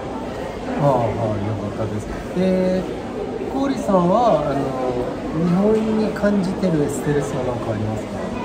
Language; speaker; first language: Japanese; non-native, fluent; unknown